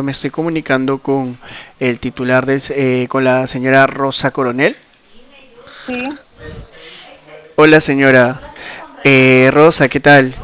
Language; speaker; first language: Spanish; native; Spanish